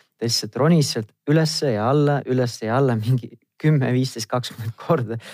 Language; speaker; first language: Estonian; native; Estonian